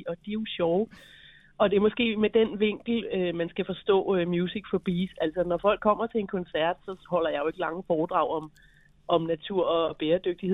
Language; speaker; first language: Danish; native; Danish